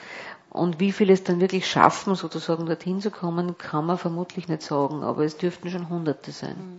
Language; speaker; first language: German; native; German